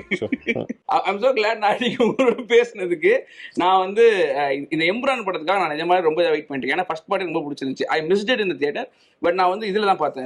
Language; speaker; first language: Tamil; native; Tamil